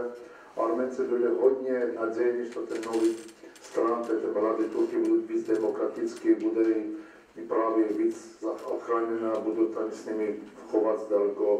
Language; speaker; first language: Czech; non-native, learner; Armenian